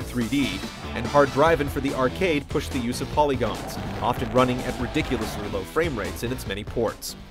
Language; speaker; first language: English; native; English